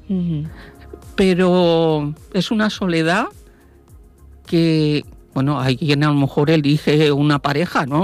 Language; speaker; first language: Catalan; non-native, local second language; Spanish